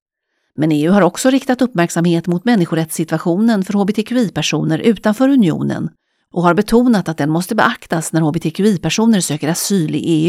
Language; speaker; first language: Swedish; native; Swedish